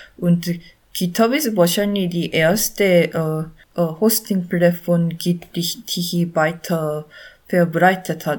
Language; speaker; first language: German; non-native, learner; Korean